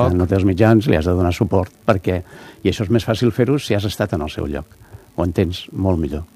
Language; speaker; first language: Catalan; native; Catalan